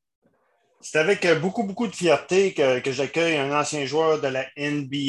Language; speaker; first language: French; native; French